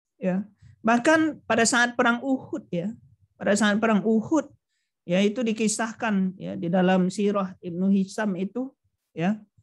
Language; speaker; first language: Indonesian; non-native, local second language; Minangkabau